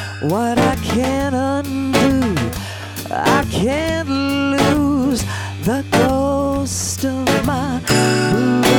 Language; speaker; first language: English; native; English